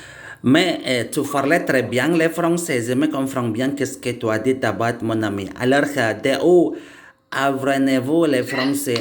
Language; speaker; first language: French; non-native, learner; Indonesian